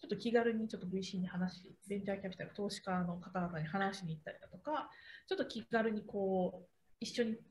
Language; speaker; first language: Japanese; native; Japanese